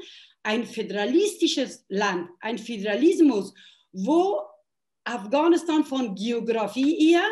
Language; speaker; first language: German; non-native, fluent; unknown